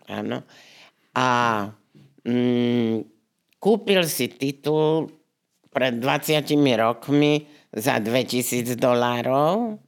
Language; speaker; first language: Slovak; native; Slovak